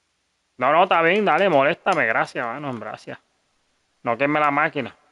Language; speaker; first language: Spanish; early bilingual, heritage; Spanish